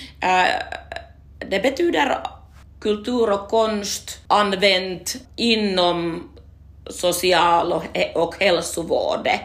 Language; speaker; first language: Swedish; non-native, local second language; Finnish